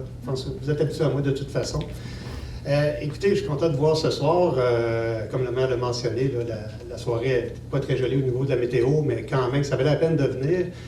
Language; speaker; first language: French; native; French